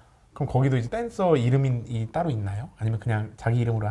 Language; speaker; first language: Korean; native; Korean